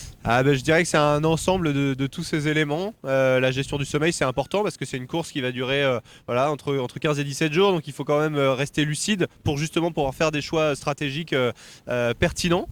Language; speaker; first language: French; native; French